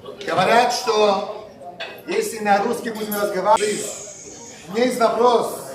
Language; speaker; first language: Russian; non-native, local second language; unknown